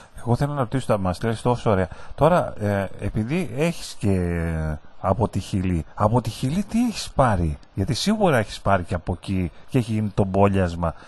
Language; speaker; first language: Greek; native; Greek